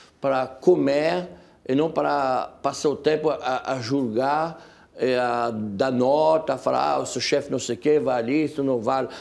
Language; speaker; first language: Portuguese; non-native, fluent; French